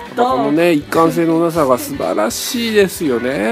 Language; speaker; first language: Japanese; native; Japanese